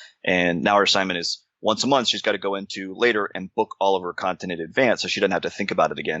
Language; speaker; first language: English; native; English